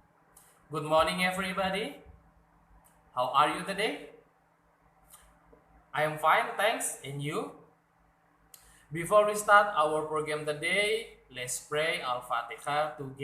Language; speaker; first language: English; non-native, learner; Indonesian